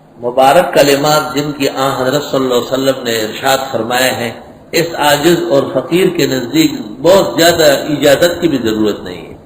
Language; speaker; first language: Urdu; non-native, local second language; Pashto